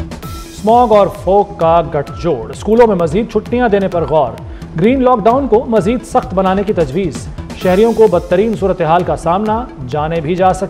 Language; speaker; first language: Urdu; native; Urdu